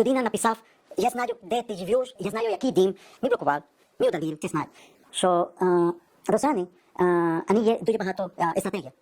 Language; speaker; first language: Ukrainian; non-native, learner; Spanish